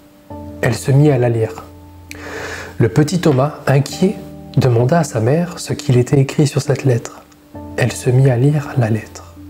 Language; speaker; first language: French; native; French